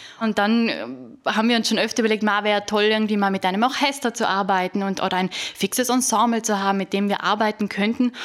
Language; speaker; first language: German; native; German